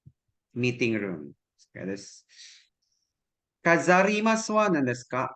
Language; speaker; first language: Japanese; non-native, fluent; Cebuano